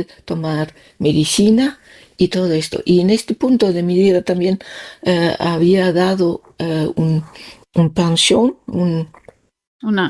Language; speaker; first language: Spanish; non-native, learner; Danish